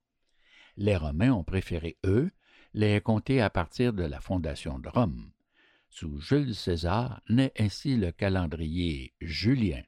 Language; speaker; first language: French; native; French